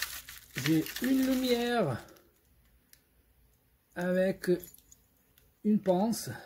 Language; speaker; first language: French; non-native, fluent; Portuguese